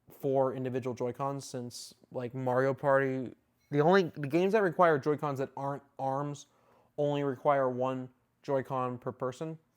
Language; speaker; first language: English; native; English